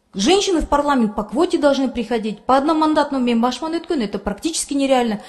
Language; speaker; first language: Russian; non-native, local second language; Kyrgyz